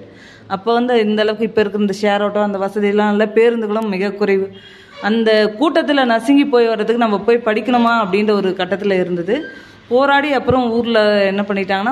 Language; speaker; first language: Tamil; native; Tamil